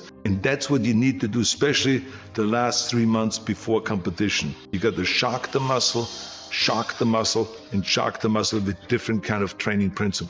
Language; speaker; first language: English; non-native, fluent; German